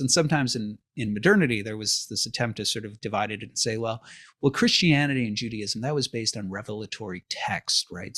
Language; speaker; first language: English; native; English